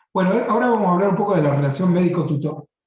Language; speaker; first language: Spanish; native; Spanish